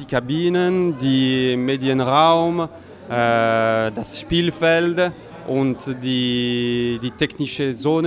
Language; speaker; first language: German; non-native, local second language; French